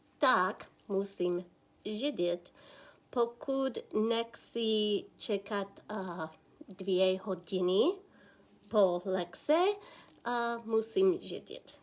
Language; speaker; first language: Czech; non-native, learner; English